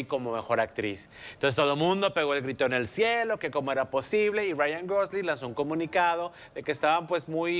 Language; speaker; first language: Spanish; native; Spanish